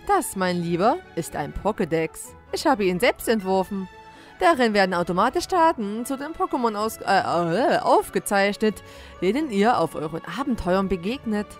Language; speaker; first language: German; native; German